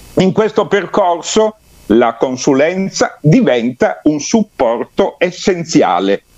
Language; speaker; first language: Italian; native; Italian